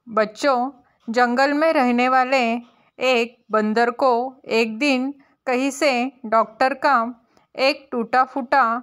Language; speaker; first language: Hindi; non-native, local second language; Marathi